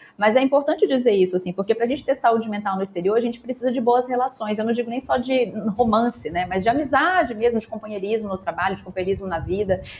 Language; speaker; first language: Portuguese; native; Portuguese